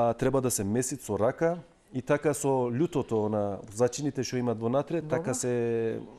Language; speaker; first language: Macedonian; non-native, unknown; Turkish